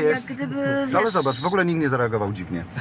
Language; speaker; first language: Polish; native; Polish